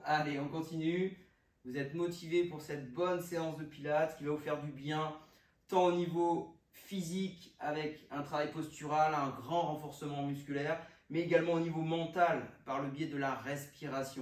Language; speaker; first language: French; native; French